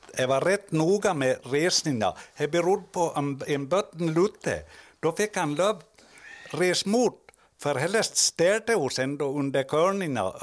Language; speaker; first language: Swedish; native; Swedish